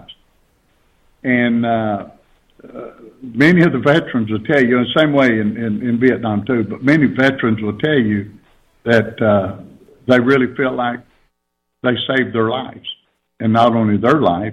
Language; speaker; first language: English; native; English